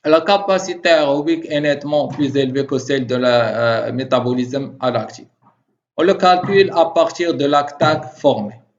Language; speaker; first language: French; non-native, local second language; Arabic